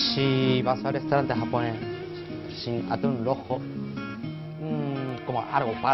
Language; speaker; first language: Spanish; non-native, learner; Japanese